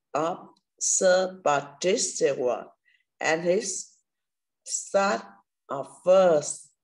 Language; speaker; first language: English; non-native, learner; Vietnamese